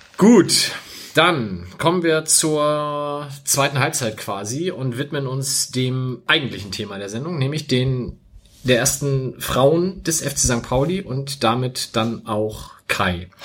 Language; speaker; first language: German; native; German